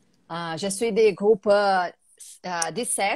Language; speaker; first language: French; non-native, learner; Portuguese